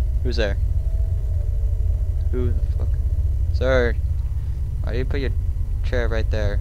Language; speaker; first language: English; native; English